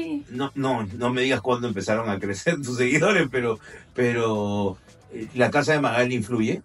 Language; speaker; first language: Spanish; native; Spanish